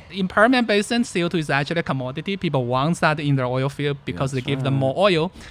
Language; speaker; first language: English; non-native, fluent; Chinese